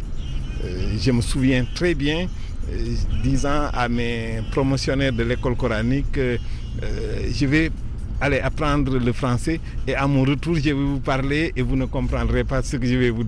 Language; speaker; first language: French; native; French